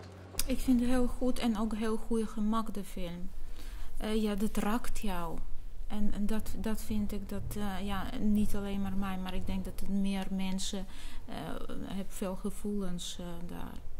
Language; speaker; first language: Dutch; non-native, fluent; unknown